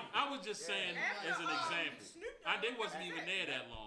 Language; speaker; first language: English; native; English